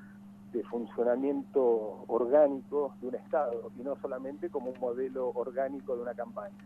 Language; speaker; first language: Spanish; native; Spanish